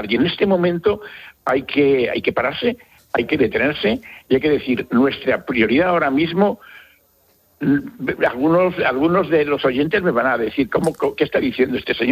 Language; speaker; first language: Spanish; native; Spanish